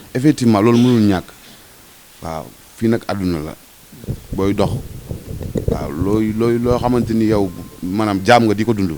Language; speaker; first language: Wolof; native; Wolof